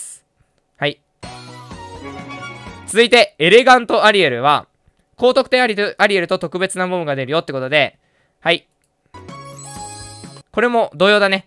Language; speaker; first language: Japanese; native; Japanese